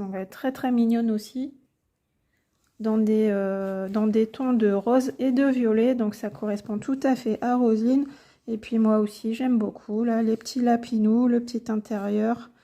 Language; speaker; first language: French; native; French